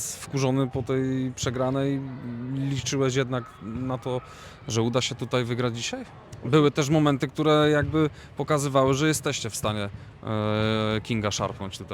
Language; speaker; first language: Polish; native; Polish